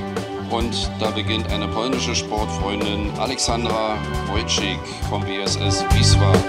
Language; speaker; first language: German; native; German